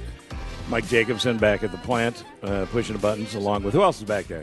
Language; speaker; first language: English; native; English